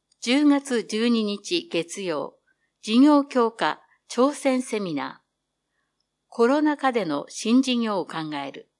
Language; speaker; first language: Japanese; native; Japanese